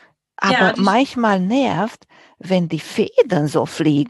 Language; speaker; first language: German; non-native, fluent; Romanian